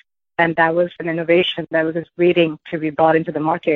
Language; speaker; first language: English; non-native, local second language; Hindi